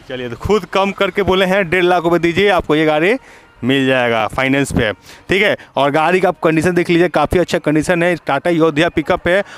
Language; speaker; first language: Hindi; native; Hindi